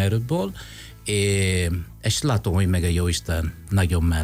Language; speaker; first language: Hungarian; non-native, fluent; Italian